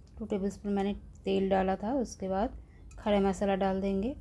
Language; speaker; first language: Hindi; non-native, local second language; Bangla